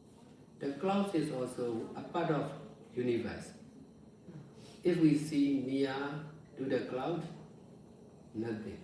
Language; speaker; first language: English; non-native, learner; Burmese